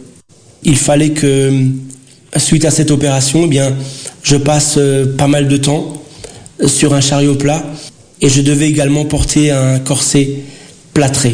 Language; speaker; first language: French; early bilingual, other home language; Portuguese